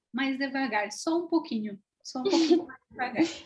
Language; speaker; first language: Portuguese; non-native, fluent; Spanish